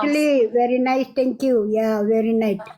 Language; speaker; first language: English; non-native, learner; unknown